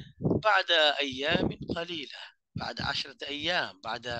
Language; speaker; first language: Arabic; non-native, fluent; Bangla